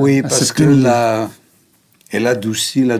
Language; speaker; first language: French; non-native, fluent; Greek